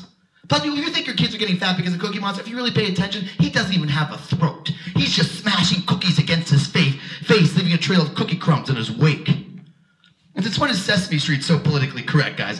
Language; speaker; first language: English; native; English